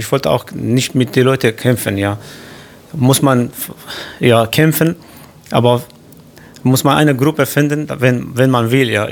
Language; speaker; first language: German; non-native, learner; Kurdish